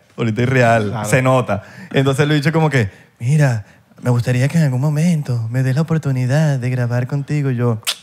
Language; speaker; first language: Spanish; native; Spanish